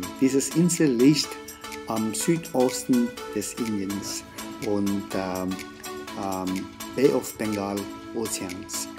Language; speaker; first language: German; non-native, learner; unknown